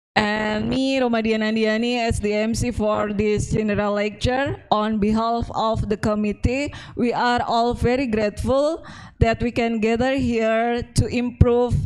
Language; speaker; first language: English; non-native, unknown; Indonesian